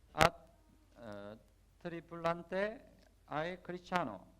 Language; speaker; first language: Filipino; non-native, learner; Korean